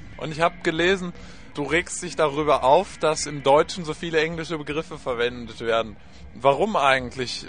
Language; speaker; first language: German; native; German